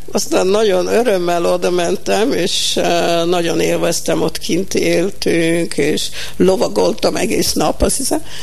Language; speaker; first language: Hungarian; early bilingual, heritage; Hungarian